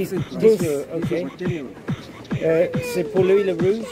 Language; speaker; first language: French; non-native, learner; English